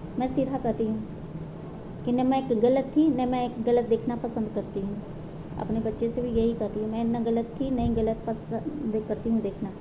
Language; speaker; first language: Hindi; native; Hindi